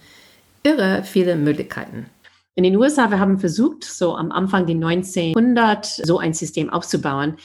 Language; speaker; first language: German; non-native, fluent; English